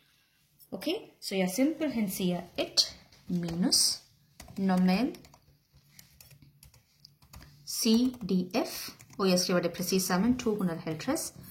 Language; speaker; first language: Danish; non-native, learner; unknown